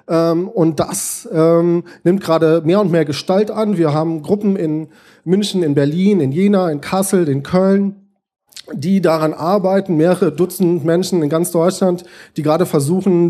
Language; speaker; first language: German; native; German